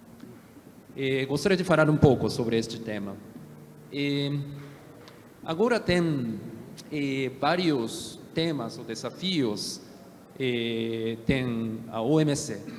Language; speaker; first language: Portuguese; non-native, fluent; Japanese